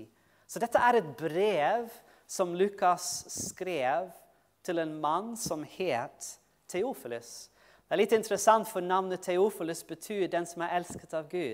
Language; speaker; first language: Norwegian; non-native, fluent; English